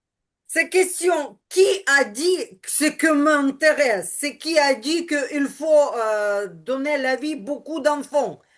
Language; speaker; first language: French; non-native, learner; Ukrainian